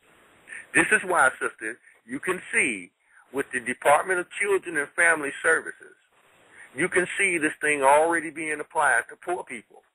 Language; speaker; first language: English; native; English